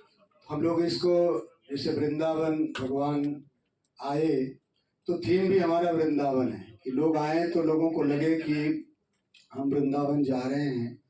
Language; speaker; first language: Hindi; native; Hindi